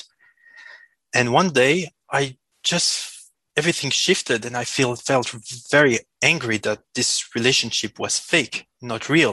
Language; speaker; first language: English; non-native, fluent; French